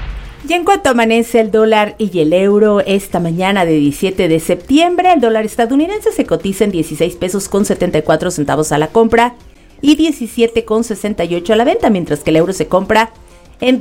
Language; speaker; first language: Spanish; native; Spanish